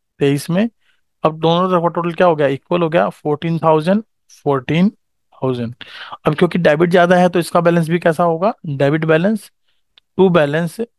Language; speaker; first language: Hindi; native; Hindi